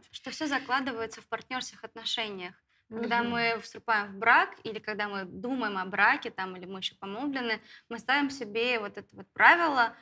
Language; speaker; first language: Russian; native; Russian